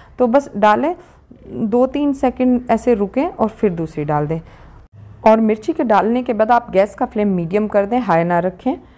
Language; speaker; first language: Hindi; native; Hindi